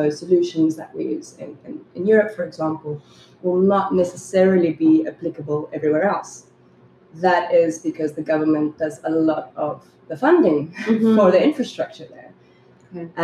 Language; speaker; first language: English; native; English